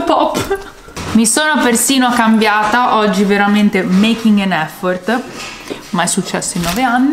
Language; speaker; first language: Italian; native; Italian